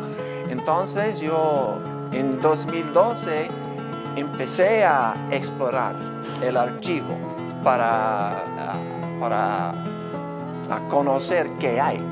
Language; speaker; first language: Spanish; non-native, learner; English